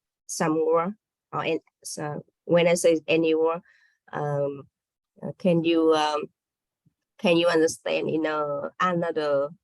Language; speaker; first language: English; non-native, learner; Vietnamese